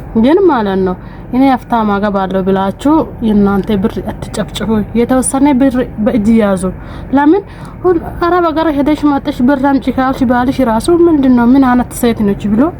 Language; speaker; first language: Amharic; non-native, local second language; Oromo